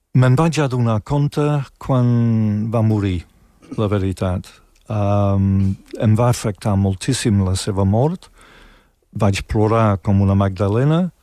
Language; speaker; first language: Catalan; non-native, fluent; English